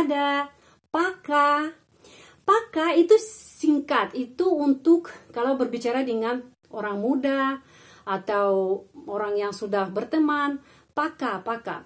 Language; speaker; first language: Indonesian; non-native, fluent; Russian